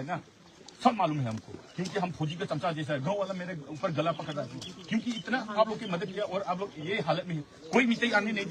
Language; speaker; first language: Hindi; non-native, local second language; Manipuri